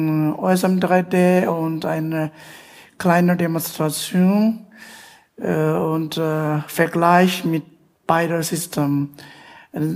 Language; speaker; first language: German; non-native, learner; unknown